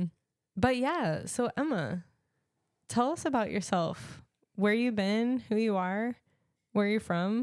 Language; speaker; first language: English; native; English